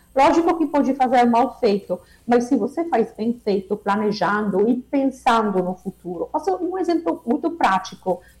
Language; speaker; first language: Portuguese; non-native, fluent; Italian